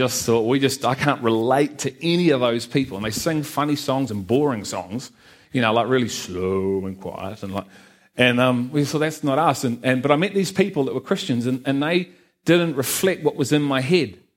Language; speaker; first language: English; native; English